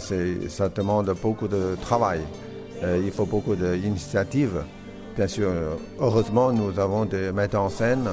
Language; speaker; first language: French; non-native, fluent; Chinese